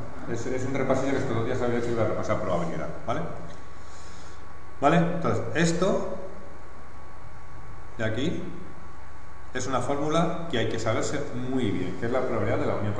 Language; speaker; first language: Spanish; native; Spanish